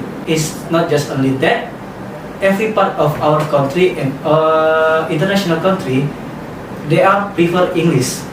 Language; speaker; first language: English; non-native, learner; Indonesian